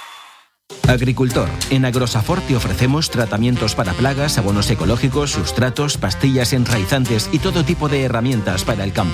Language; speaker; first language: Spanish; native; Spanish